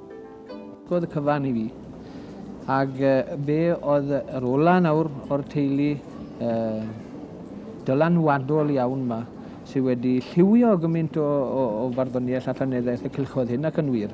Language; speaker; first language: Welsh; native; Welsh